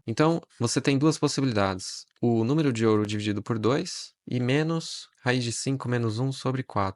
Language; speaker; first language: Portuguese; native; Portuguese